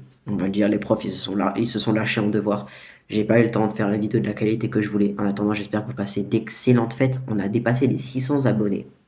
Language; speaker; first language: French; native; French